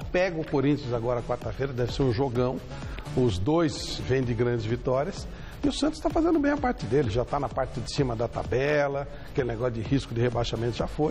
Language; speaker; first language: Portuguese; native; Portuguese